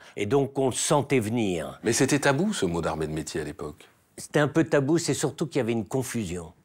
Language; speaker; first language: French; native; French